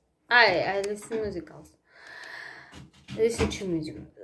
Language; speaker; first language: English; non-native, learner; Russian